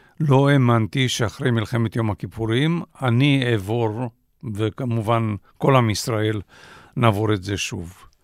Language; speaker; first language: Hebrew; non-native, fluent; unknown